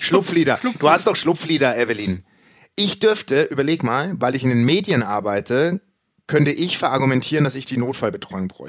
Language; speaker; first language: German; native; German